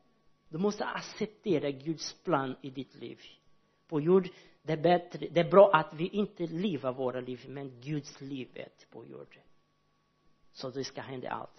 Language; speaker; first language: Swedish; non-native, learner; Portuguese